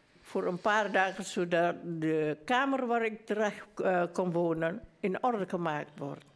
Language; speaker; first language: Dutch; early bilingual, other home language; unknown